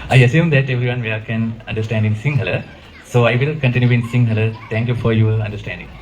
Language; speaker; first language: English; non-native, local second language; Sinhala